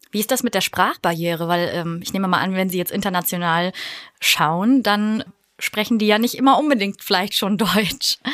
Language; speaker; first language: German; native; German